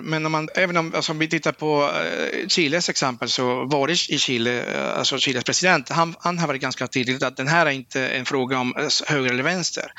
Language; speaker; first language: Swedish; non-native, fluent; Spanish